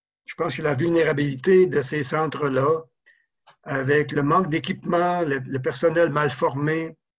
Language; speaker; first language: French; native; French